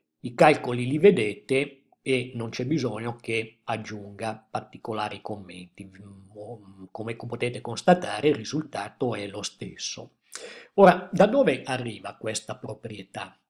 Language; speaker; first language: Italian; native; Italian